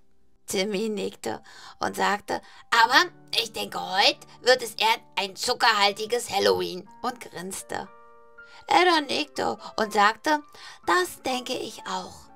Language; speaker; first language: German; native; German